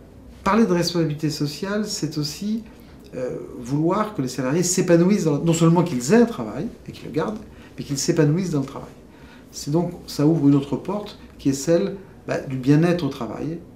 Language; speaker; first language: French; native; French